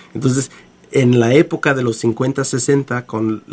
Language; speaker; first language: Spanish; non-native, fluent; English